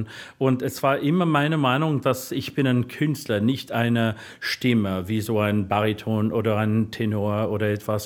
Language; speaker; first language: German; non-native, fluent; English